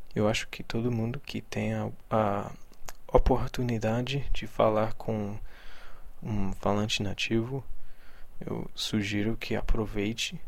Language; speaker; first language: Portuguese; non-native, fluent; English